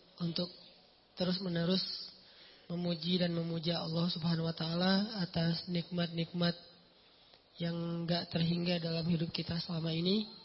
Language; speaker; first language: Indonesian; native; Indonesian